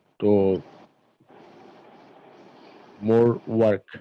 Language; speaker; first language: English; non-native, learner; Bangla